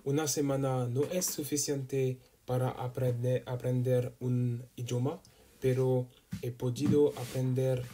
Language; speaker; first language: Spanish; non-native, learner; French